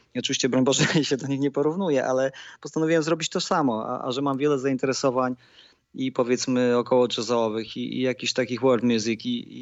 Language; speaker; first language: Polish; native; Polish